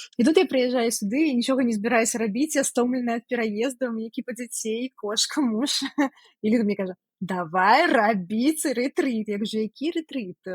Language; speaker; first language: Belarusian; non-native, local second language; Russian